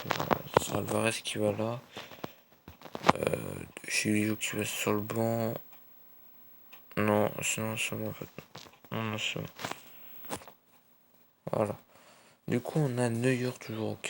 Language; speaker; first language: French; native; French